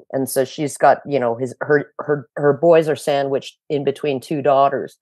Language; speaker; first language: English; native; English